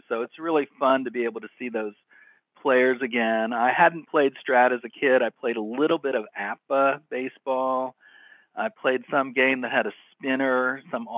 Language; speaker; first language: English; native; English